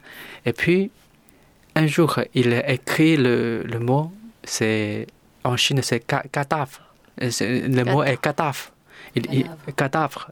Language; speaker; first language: French; non-native, learner; Chinese